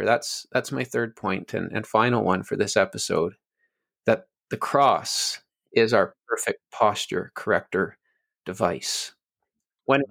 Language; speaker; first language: English; native; English